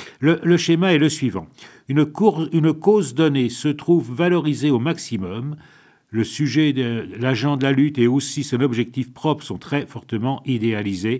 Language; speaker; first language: French; native; French